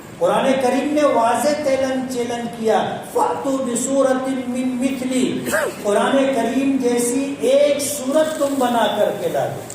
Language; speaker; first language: Urdu; native; Urdu